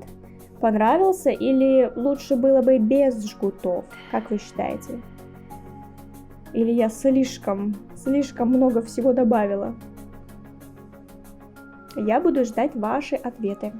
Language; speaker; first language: Russian; native; Russian